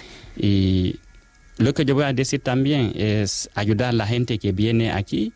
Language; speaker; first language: Spanish; non-native, fluent; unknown